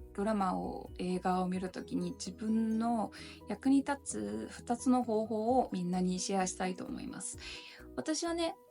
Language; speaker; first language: Japanese; non-native, learner; Chinese